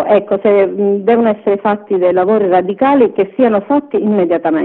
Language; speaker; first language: Italian; native; Italian